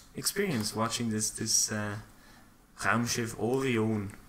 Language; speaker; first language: English; native; English